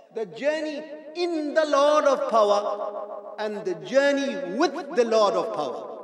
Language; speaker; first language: English; non-native, local second language; Urdu